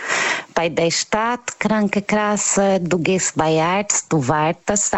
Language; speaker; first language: German; non-native, learner; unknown